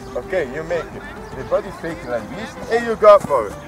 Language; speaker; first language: English; non-native, learner; Italian